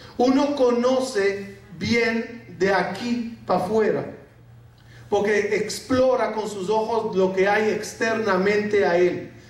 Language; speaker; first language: Spanish; non-native, fluent; Arabic